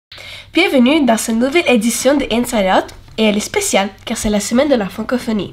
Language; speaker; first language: French; non-native, learner; English